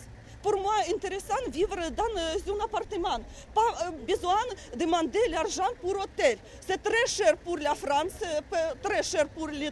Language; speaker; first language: French; non-native, learner; Russian